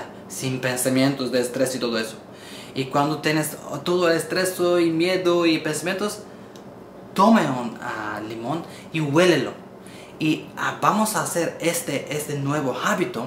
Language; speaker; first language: Spanish; non-native, learner; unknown